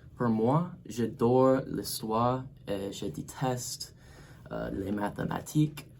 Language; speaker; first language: French; non-native, learner; English